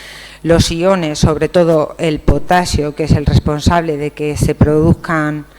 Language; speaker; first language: Spanish; native; Spanish